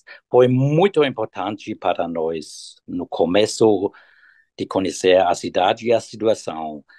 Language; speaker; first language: Portuguese; non-native, fluent; German